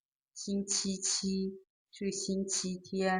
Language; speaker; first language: Chinese; non-native, learner; Lao